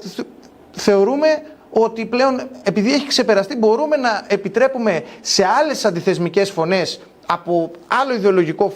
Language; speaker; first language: Greek; native; Greek